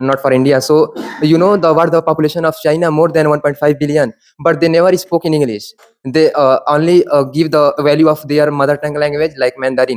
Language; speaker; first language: English; non-native, learner; Hindi